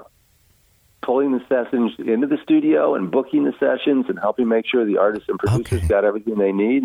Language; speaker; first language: English; native; English